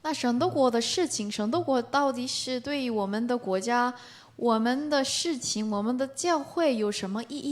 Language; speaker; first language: Chinese; non-native, learner; Korean